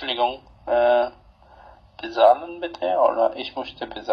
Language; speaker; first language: German; non-native, learner; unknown